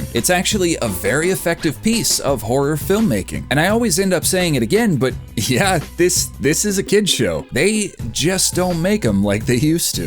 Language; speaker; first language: English; native; English